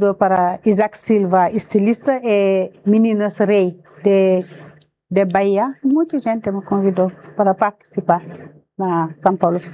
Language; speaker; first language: Portuguese; non-native, learner; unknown